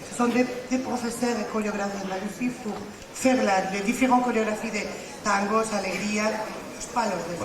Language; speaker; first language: French; non-native, learner; Spanish